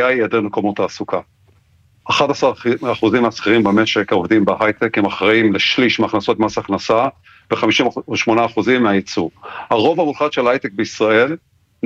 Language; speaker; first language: Hebrew; native; Hebrew